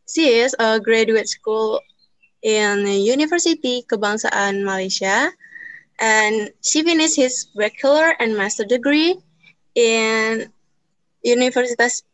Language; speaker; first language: English; non-native, learner; Indonesian